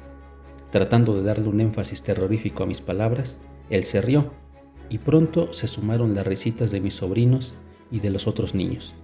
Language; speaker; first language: Spanish; native; Spanish